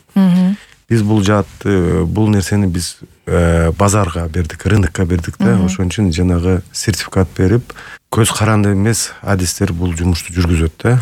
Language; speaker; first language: Kyrgyz; native; Kyrgyz